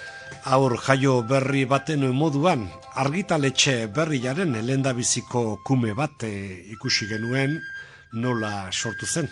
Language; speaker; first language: Basque; native; Basque